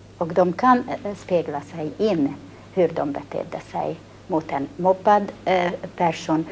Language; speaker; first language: Swedish; non-native, fluent; Hungarian